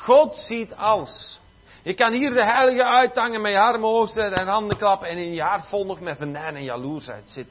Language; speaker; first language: Dutch; native; Dutch